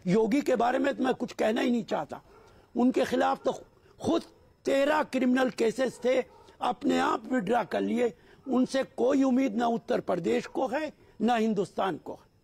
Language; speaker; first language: Hindi; native; Hindi